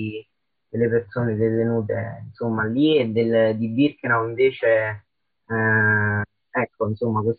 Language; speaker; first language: Italian; native; Italian